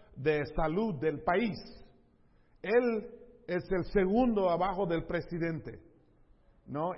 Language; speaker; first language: Spanish; early bilingual, heritage; Spanish